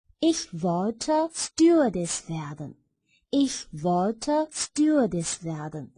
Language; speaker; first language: German; non-native, fluent; Chinese